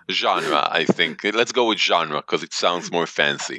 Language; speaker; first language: English; non-native, fluent; Hebrew